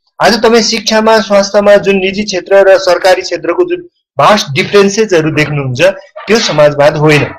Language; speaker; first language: Nepali; native; Nepali